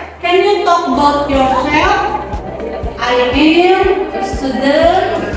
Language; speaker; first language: English; non-native, learner; Indonesian